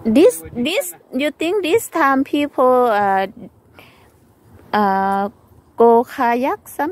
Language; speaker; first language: English; non-native, learner; Thai